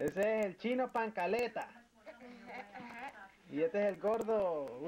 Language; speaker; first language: Spanish; native; Spanish